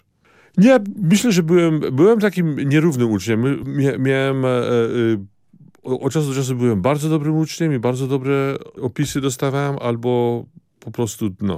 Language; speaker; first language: Polish; early bilingual, heritage; Polish